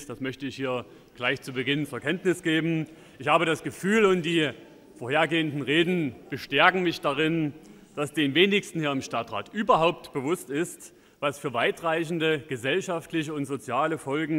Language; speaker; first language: German; native; German